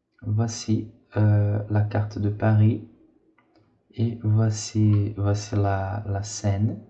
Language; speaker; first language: French; non-native, fluent; Portuguese